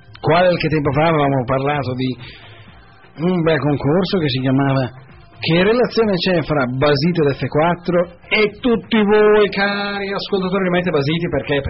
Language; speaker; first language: Italian; non-native, fluent; French